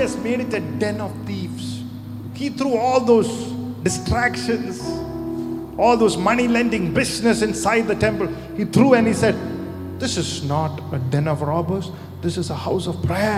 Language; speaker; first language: English; non-native, local second language; Malayalam